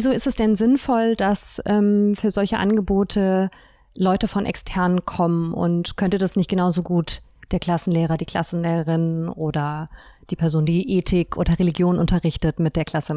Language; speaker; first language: German; native; German